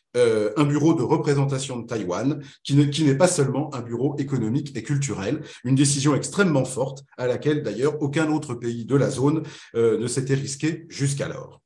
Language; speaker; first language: French; native; French